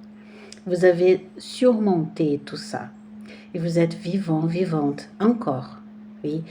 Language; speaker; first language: French; non-native, fluent; Portuguese